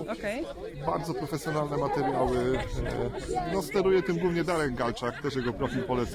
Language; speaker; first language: Polish; native; Polish